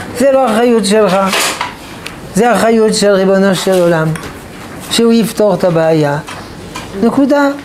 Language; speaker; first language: Hebrew; non-native, fluent; French